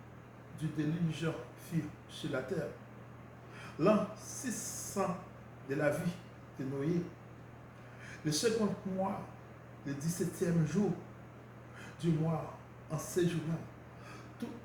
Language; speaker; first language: French; non-native, local second language; Haitian Creole